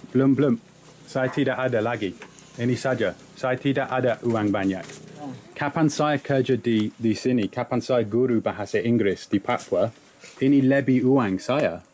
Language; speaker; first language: Indonesian; non-native, learner; English